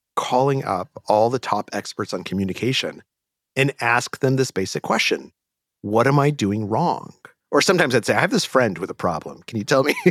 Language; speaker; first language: English; native; English